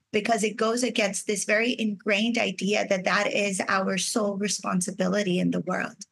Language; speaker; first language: English; non-native, fluent; Portuguese